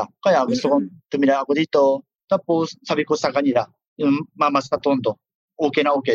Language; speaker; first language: Filipino; non-native, learner; Japanese